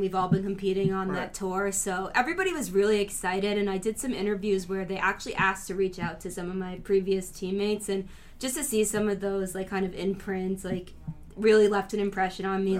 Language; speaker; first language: English; native; English